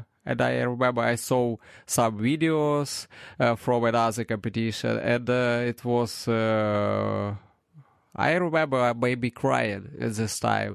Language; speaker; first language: English; non-native, learner; Ukrainian